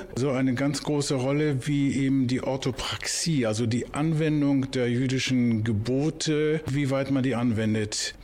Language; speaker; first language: German; native; German